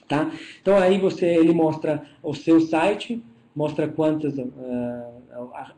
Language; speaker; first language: Portuguese; non-native, fluent; Italian